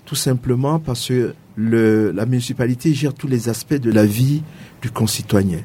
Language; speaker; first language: French; non-native, local second language; Sango